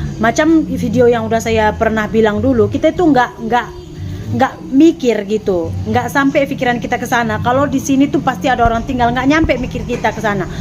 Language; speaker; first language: Indonesian; native; Indonesian